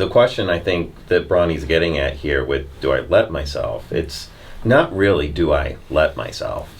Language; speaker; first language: English; native; English